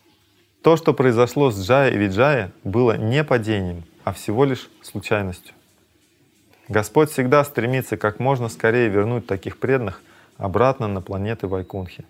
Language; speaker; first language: Russian; native; Russian